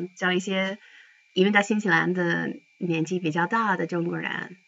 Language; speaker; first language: Chinese; non-native, fluent; English